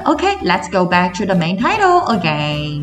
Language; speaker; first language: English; non-native, fluent; Chinese